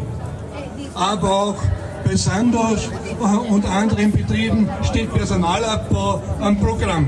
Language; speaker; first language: German; native; German